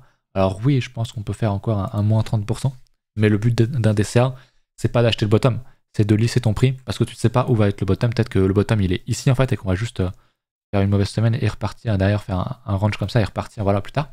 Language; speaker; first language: French; native; French